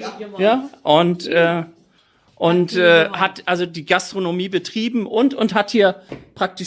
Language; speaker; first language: German; native; German